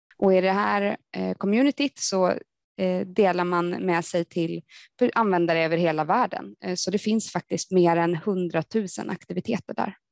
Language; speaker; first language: Swedish; native; Swedish